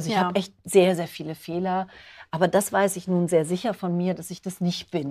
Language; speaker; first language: German; native; German